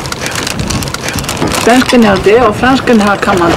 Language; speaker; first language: Danish; non-native, fluent; Icelandic